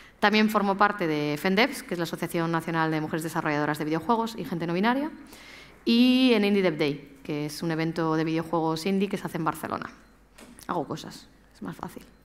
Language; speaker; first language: Spanish; native; Spanish